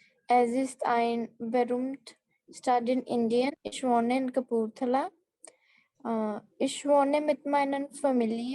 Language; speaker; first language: German; non-native, learner; Punjabi